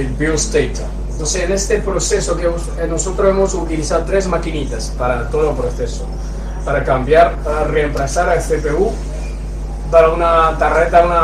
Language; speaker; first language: Spanish; non-native, fluent; Chinese